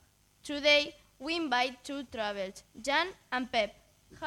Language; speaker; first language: English; non-native, learner; Catalan